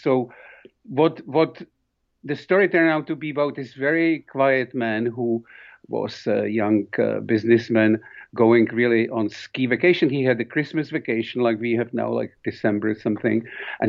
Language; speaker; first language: English; non-native, fluent; Czech